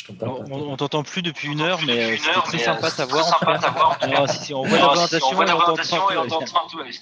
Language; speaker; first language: French; native; French